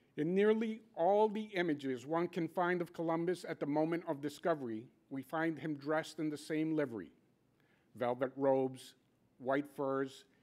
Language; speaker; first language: English; native; English